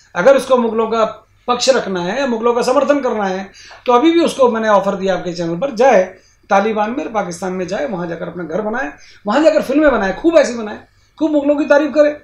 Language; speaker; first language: Hindi; native; Hindi